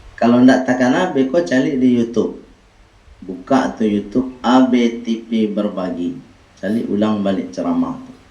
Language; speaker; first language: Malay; non-native, local second language; Minangkabau